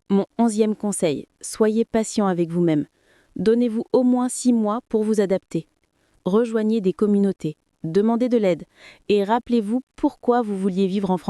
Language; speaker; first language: French; non-native, fluent; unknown